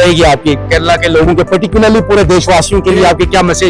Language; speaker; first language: Hindi; non-native, local second language; Kashmiri